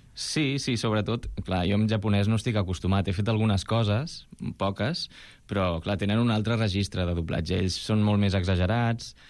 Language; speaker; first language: Catalan; non-native, local second language; Spanish